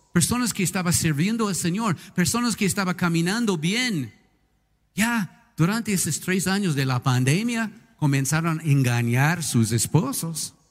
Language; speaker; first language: Spanish; non-native, fluent; English